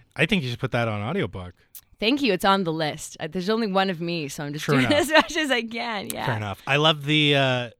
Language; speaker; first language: English; native; English